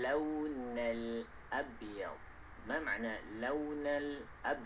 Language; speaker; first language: Arabic; non-native, fluent; Malay